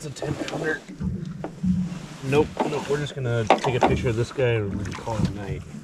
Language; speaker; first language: English; native; English